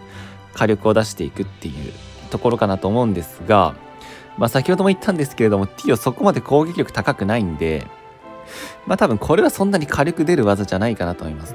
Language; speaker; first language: Japanese; native; Japanese